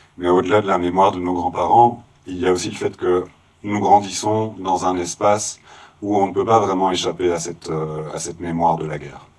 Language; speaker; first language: French; native; French